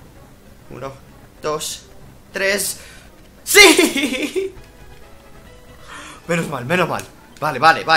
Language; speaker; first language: Spanish; native; Spanish